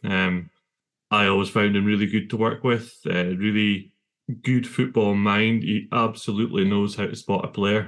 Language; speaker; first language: English; native; English